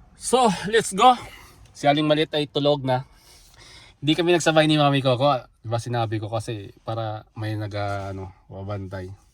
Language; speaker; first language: Filipino; non-native, local second language; Hiligaynon